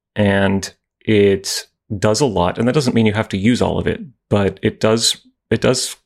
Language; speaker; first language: English; native; English